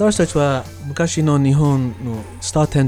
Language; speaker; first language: Japanese; non-native, learner; English